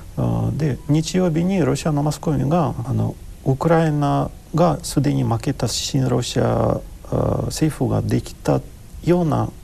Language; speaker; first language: Japanese; non-native, fluent; Ukrainian